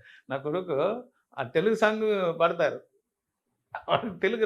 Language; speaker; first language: Telugu; non-native, learner; Tamil